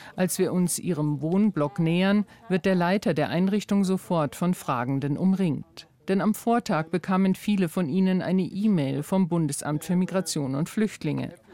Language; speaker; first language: German; native; German